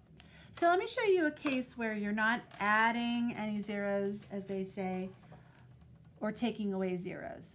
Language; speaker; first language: English; native; English